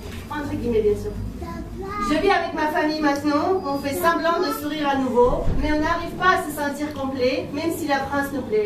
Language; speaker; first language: French; non-native, fluent; Armenian